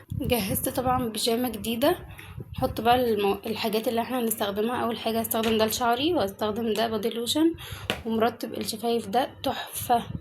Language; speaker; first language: Arabic; native; Arabic